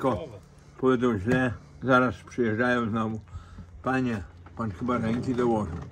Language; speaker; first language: Polish; native; Polish